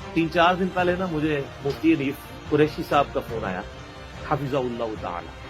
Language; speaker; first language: Urdu; non-native, local second language; Punjabi